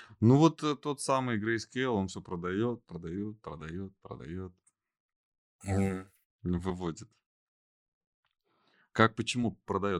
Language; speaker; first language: Russian; native; Russian